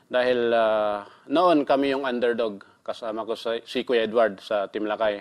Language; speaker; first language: Filipino; non-native, local second language; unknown